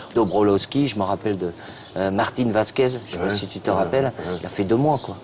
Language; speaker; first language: French; native; French